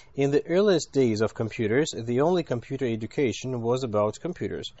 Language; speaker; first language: English; non-native, fluent; Russian